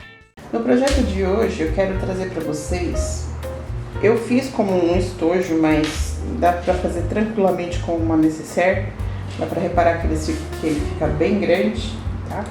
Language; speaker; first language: Portuguese; native; Portuguese